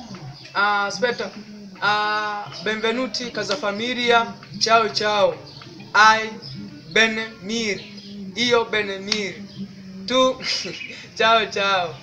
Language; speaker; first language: Italian; non-native, learner; Swahili